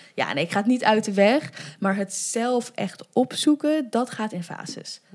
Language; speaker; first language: Dutch; native; Dutch